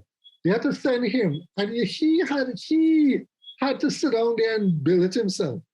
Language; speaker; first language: English; native; English